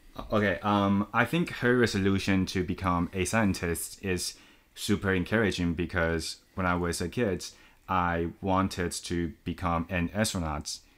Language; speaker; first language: English; non-native, fluent; Chinese